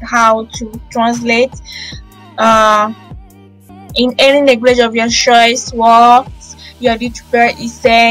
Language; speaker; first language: English; non-native, fluent; French